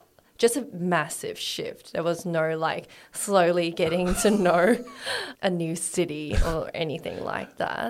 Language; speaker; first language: English; non-native, local second language; Cantonese